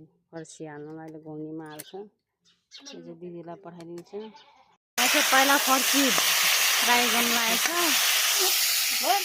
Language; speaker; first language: Nepali; non-native, local second language; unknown